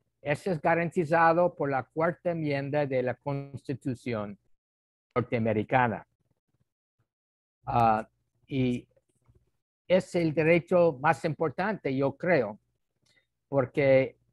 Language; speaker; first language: Spanish; non-native, fluent; English